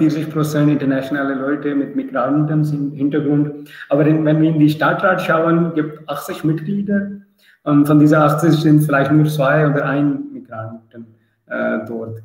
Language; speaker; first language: German; non-native, learner; Urdu